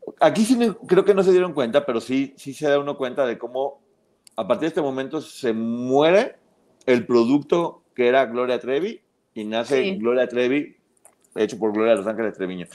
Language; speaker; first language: Spanish; native; Spanish